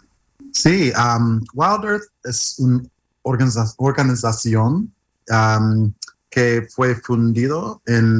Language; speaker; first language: Spanish; non-native, learner; English